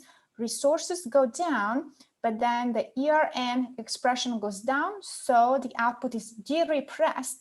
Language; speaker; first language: English; non-native, fluent; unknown